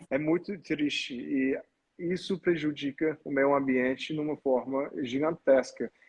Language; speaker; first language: Portuguese; non-native, fluent; English